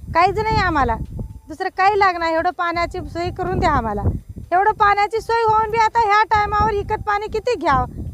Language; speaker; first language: Marathi; non-native, local second language; Lambadi